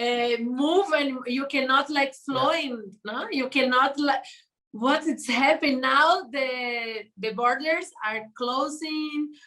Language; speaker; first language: English; non-native, learner; Portuguese